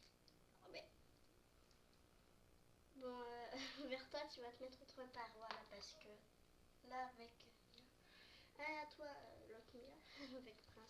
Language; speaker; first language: French; native; French